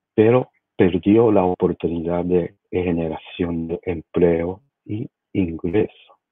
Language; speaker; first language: Spanish; non-native, learner; Japanese